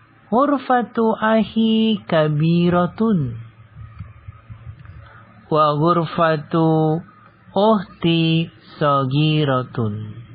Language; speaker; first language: Arabic; non-native, fluent; Indonesian